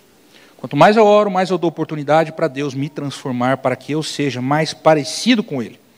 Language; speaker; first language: Portuguese; native; Portuguese